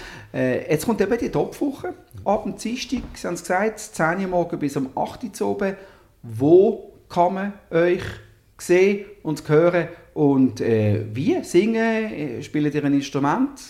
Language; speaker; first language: German; native; German